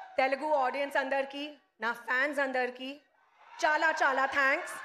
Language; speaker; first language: Telugu; non-native, learner; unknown